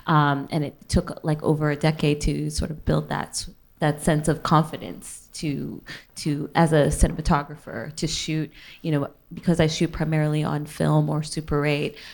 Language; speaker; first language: English; native; English